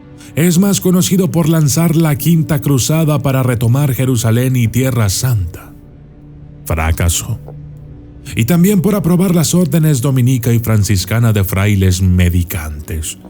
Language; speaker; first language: Spanish; native; Spanish